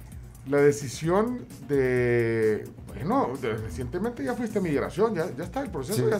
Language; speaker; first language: Spanish; native; Spanish